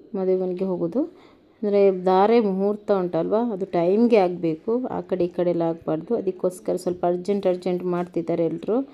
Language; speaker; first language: Kannada; non-native, local second language; Tulu